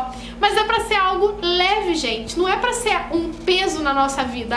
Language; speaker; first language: Portuguese; native; Portuguese